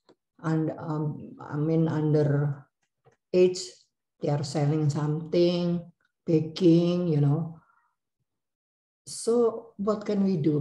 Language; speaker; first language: English; non-native, learner; Indonesian